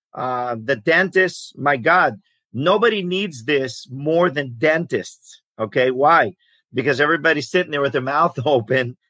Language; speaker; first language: English; early bilingual, other home language; Greek